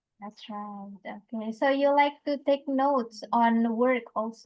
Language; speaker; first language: English; non-native, fluent; Indonesian